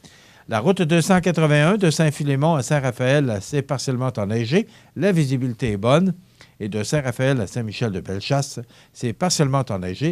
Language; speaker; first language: French; native; French